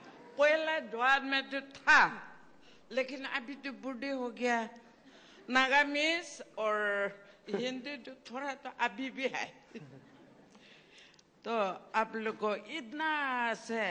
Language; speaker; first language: Hindi; non-native, local second language; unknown